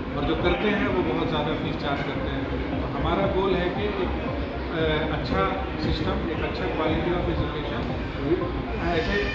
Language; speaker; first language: Hindi; native; Hindi